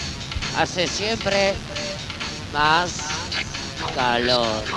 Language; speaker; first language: Spanish; non-native, learner; Italian